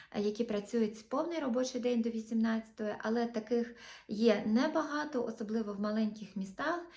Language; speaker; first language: Ukrainian; native; Ukrainian